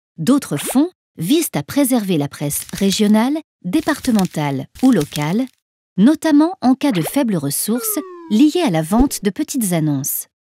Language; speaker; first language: French; native; French